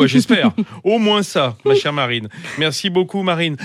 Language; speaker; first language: French; native; French